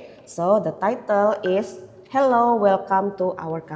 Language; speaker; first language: English; non-native, fluent; Indonesian